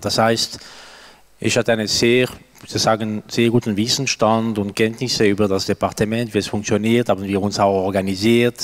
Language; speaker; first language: German; non-native, local second language; French